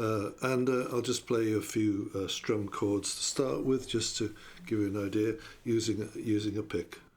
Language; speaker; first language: English; native; English